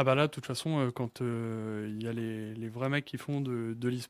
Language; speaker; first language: French; native; French